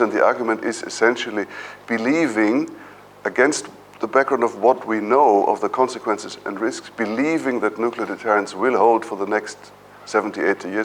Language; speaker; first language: English; non-native, fluent; German